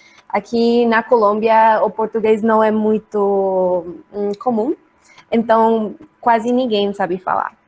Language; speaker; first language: Portuguese; non-native, learner; Spanish